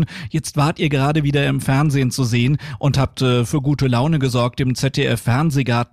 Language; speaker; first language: German; native; German